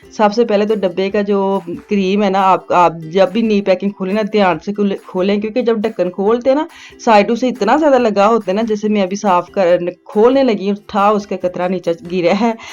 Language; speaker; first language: Urdu; non-native, local second language; Punjabi